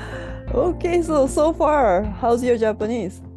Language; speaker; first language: English; non-native, learner; Japanese